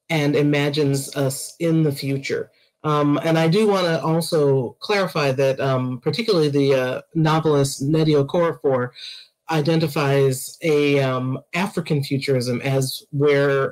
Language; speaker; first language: English; native; English